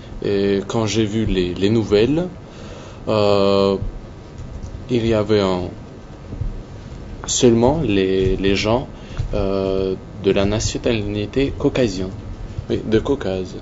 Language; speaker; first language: French; non-native, learner; Russian